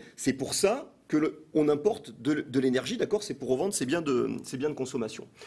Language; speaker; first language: French; native; French